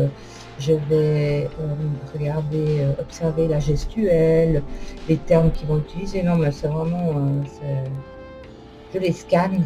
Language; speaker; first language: French; native; French